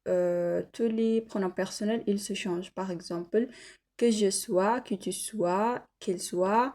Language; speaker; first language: French; non-native, learner; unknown